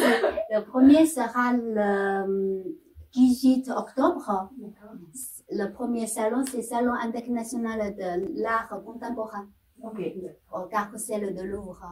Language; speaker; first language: French; non-native, fluent; Chinese